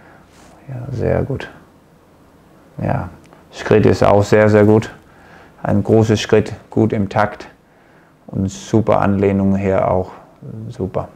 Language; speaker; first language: German; non-native, fluent; Danish